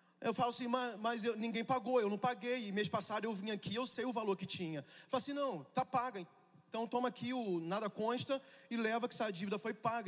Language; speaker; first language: Portuguese; native; Portuguese